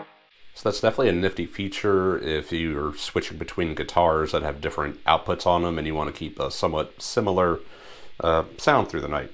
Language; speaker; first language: English; native; English